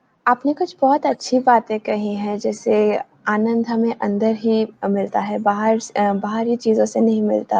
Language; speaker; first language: Hindi; native; Hindi